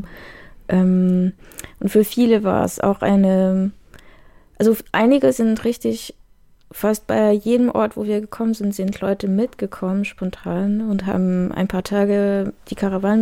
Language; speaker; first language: German; native; German